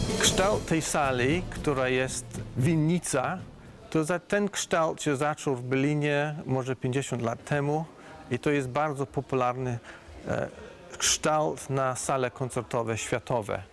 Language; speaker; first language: Polish; non-native, fluent; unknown